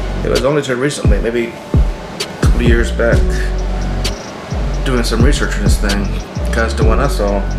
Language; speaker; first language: English; native; English